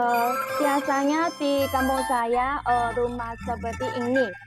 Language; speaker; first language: Indonesian; non-native, learner; Chinese